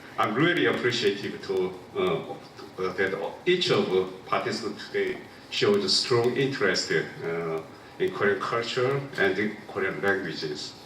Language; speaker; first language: English; non-native, local second language; Korean